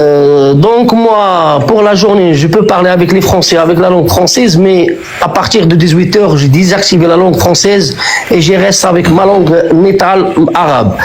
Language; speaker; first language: French; non-native, local second language; Arabic